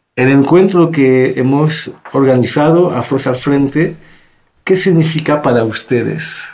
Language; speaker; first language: Spanish; non-native, fluent; French